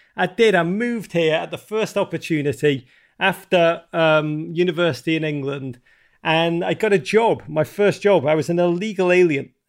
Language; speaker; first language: English; native; English